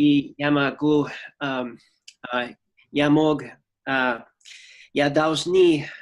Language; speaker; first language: Russian; non-native, learner; English